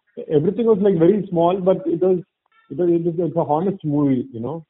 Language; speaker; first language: English; non-native, local second language; Tamil